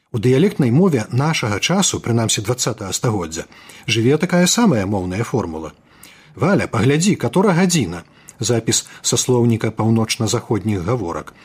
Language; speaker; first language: Belarusian; native; Belarusian